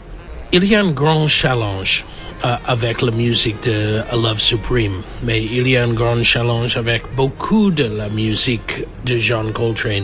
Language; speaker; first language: French; non-native, fluent; English